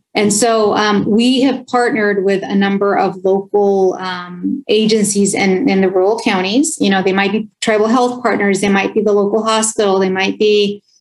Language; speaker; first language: English; early bilingual, other home language; Spanish